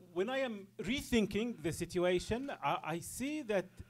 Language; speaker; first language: English; non-native, fluent; Arabic